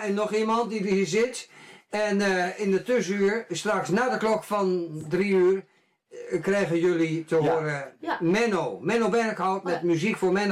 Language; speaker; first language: Dutch; native; Dutch